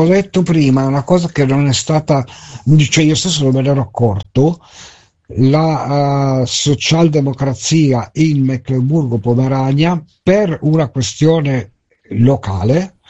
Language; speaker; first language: Italian; native; Italian